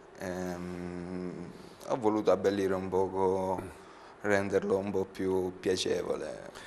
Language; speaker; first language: Italian; native; Italian